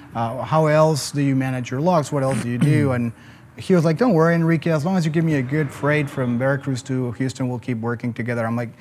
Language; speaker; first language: English; non-native, fluent; Spanish